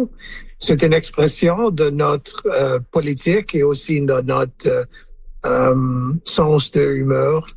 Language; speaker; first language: French; non-native, learner; English